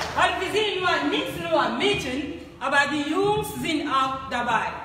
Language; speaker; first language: German; non-native, learner; Lingala